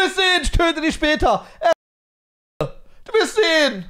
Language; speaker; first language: German; native; German